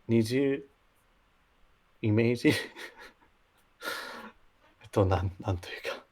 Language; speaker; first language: Japanese; non-native, learner; English